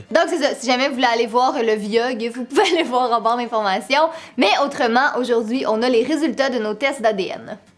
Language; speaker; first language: French; native; French